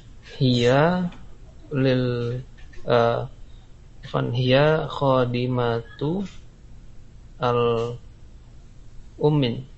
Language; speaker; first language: Arabic; non-native, learner; Indonesian